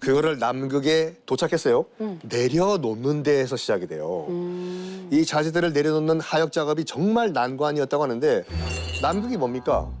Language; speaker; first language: Korean; native; Korean